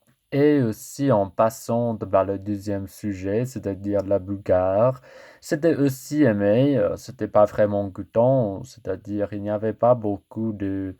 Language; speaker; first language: French; non-native, learner; English